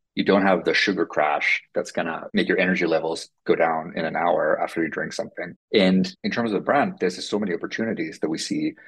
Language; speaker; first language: English; non-native, fluent; Finnish